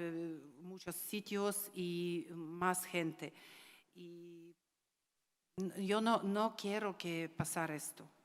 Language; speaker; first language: Spanish; non-native, learner; Ukrainian